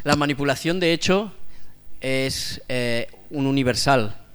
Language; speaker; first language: Spanish; non-native, local second language; Catalan